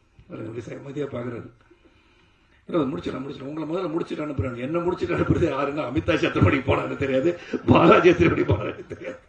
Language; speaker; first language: Tamil; native; Tamil